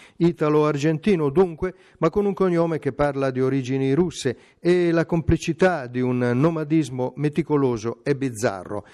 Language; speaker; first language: Italian; native; Italian